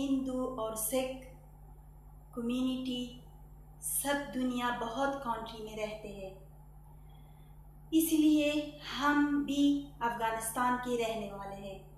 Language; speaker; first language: Hindi; non-native, fluent; Persian